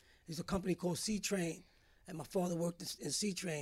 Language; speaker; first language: English; early bilingual, other home language; Spanish